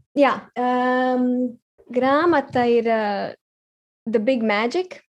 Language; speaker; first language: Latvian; native; Latvian